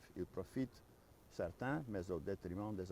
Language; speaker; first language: French; non-native, fluent; Dutch